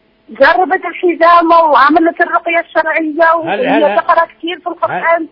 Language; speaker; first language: Arabic; native; Arabic